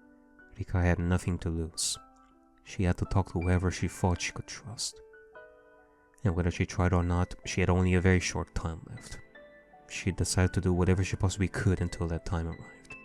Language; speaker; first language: English; native; English